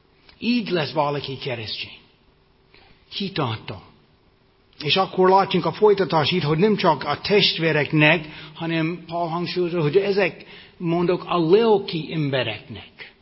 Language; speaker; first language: Hungarian; non-native, fluent; English